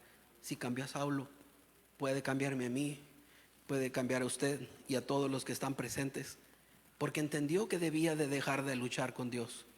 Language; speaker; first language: Spanish; native; Spanish